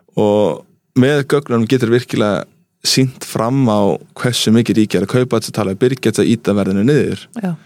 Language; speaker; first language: Icelandic; early bilingual, heritage; Icelandic